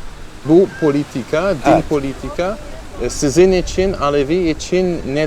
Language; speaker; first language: Turkish; non-native, learner; Dutch